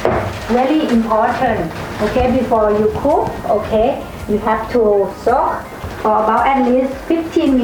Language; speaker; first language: English; non-native, learner; Thai